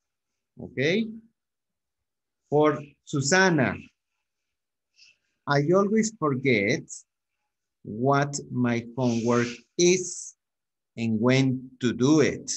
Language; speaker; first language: English; non-native, fluent; Spanish